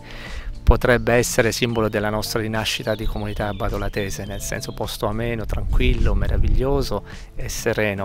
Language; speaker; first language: Italian; native; Italian